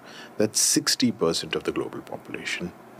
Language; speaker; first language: English; non-native, local second language; Hindi